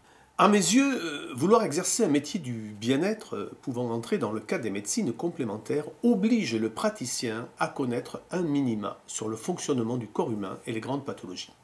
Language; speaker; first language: French; native; French